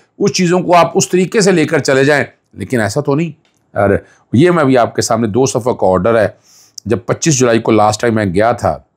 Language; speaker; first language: Urdu; non-native, local second language; Punjabi